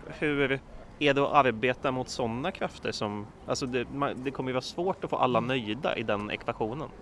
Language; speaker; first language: Swedish; native; Swedish